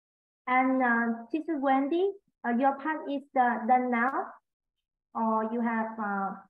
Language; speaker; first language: English; non-native, learner; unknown